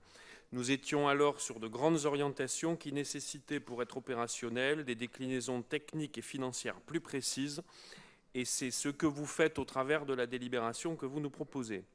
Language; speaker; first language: French; native; French